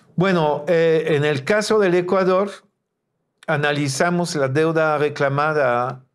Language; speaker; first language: Spanish; non-native, fluent; French